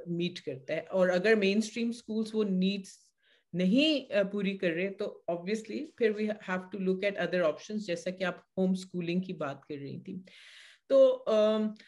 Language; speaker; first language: Urdu; native; Urdu